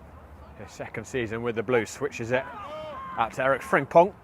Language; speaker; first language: English; native; English